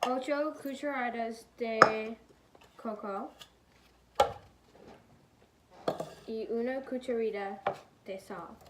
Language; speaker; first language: Spanish; non-native, learner; English